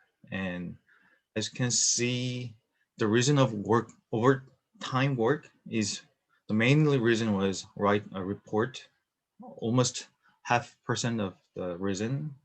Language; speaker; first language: English; non-native, learner; Korean